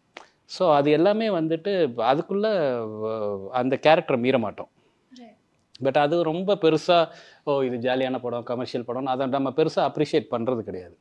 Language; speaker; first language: Tamil; native; Tamil